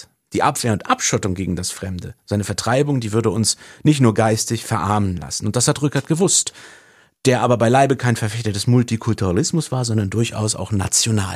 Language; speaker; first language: German; native; German